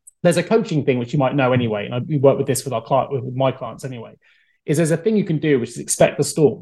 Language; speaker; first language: English; native; English